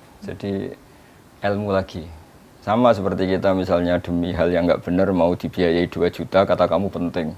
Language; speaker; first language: Indonesian; non-native, local second language; Javanese